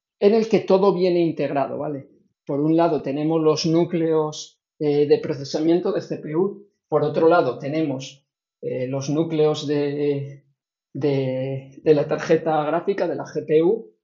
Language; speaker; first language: Spanish; native; Spanish